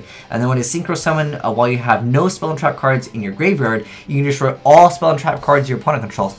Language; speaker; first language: English; native; English